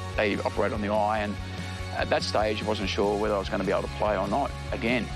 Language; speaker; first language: English; native; English